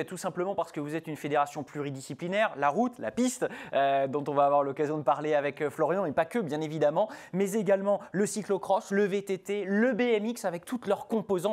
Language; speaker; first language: French; native; French